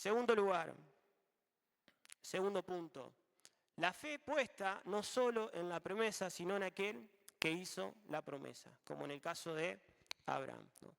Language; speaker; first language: Spanish; native; Spanish